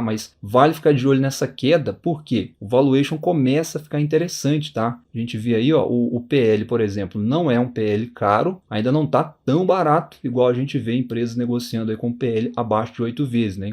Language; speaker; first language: Portuguese; native; Portuguese